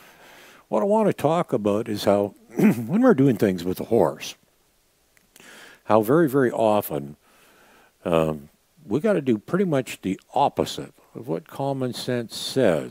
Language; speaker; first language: English; native; English